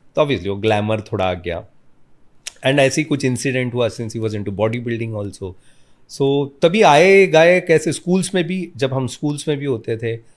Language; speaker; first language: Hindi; non-native, local second language; Malayalam